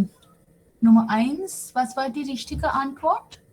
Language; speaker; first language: German; non-native, fluent; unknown